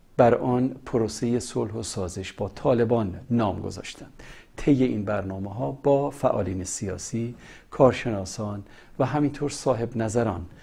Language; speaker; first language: Persian; native; Persian